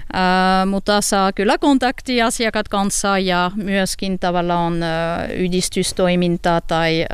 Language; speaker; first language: Finnish; non-native, learner; French